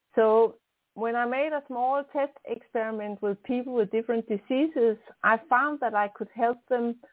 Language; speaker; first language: English; non-native, fluent; Danish